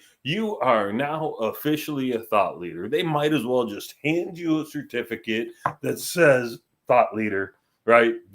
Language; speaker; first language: English; native; English